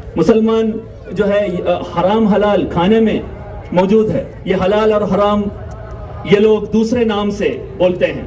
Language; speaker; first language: Urdu; non-native, local second language; Malayalam